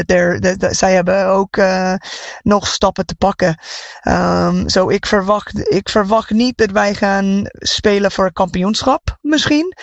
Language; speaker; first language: Dutch; non-native, fluent; English